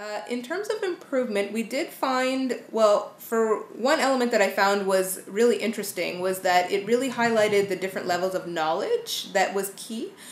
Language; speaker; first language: English; native; English